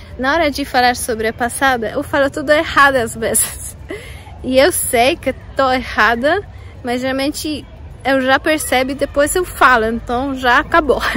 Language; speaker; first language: Portuguese; non-native, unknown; Polish